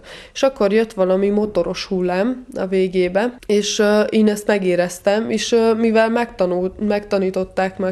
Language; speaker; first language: Hungarian; non-native, fluent; Serbian